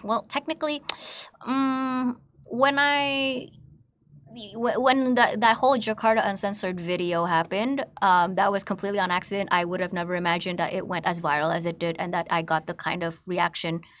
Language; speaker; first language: English; early bilingual, other home language; Indonesian